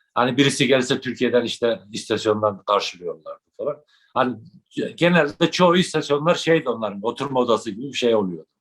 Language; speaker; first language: Turkish; native; Turkish